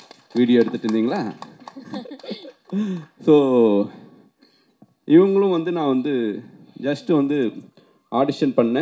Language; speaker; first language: Tamil; native; Tamil